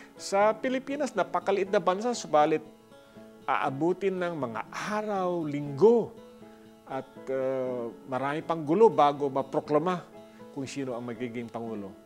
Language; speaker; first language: Filipino; native; Filipino